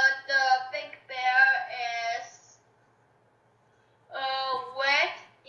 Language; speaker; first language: English; non-native, learner; Chinese